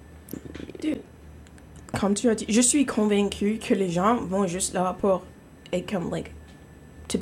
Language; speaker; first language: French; non-native, local second language; English